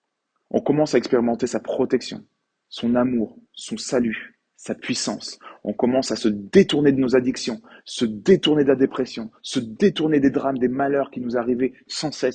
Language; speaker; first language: French; native; French